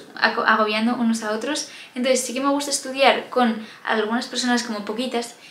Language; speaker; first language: Spanish; native; Spanish